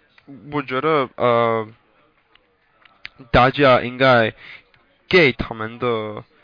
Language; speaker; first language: Chinese; non-native, learner; English